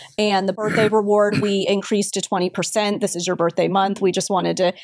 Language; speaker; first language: English; native; English